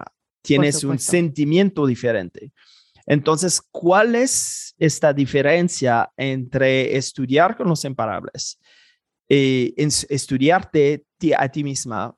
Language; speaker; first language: Spanish; non-native, fluent; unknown